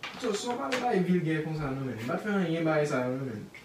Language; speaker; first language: Haitian Creole; non-native, learner; English